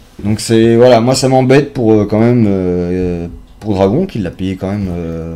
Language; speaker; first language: French; native; French